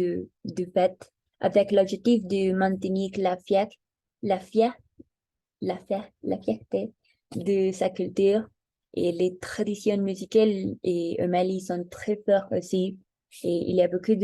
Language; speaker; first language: French; non-native, learner; Spanish